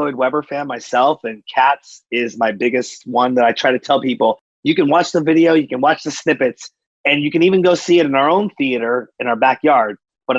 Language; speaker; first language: English; native; English